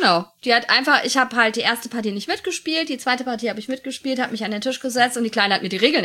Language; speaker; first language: German; native; German